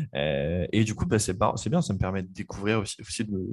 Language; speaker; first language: French; native; French